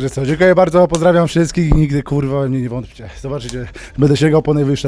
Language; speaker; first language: Polish; native; Polish